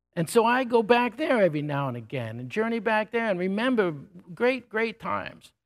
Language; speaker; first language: English; native; English